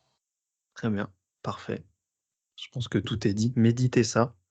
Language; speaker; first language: French; native; French